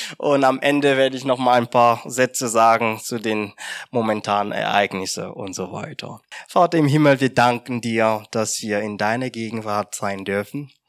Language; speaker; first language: German; non-native, fluent; French